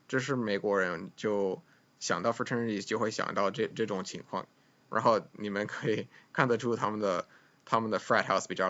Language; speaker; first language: Chinese; non-native, fluent; English